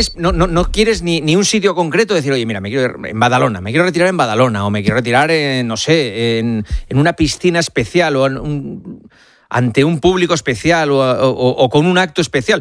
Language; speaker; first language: Spanish; native; Spanish